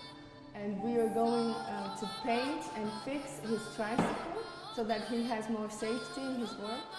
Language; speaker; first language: English; non-native, fluent; Portuguese